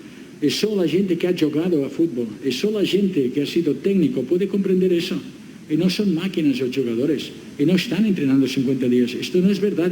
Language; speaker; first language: Portuguese; non-native, learner; Spanish